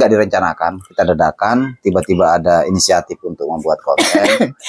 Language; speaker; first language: Indonesian; native; Indonesian